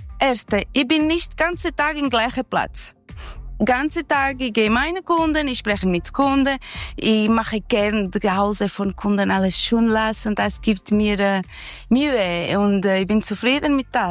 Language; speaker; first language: German; non-native, learner; Portuguese